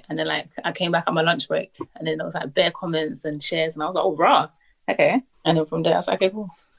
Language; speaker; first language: English; native; English